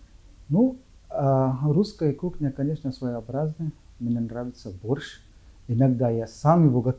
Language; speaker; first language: Russian; non-native, fluent; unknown